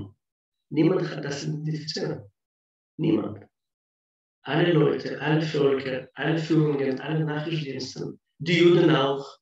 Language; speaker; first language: German; non-native, fluent; Russian